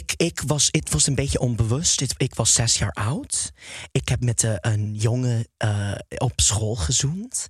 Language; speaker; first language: Dutch; non-native, fluent; English